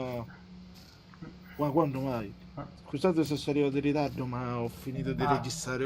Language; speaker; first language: Italian; native; Italian